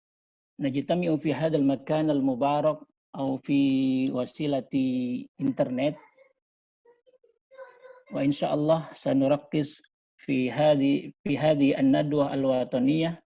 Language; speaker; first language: Arabic; non-native, fluent; Indonesian